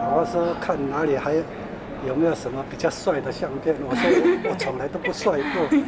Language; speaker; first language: Chinese; non-native, local second language; Amis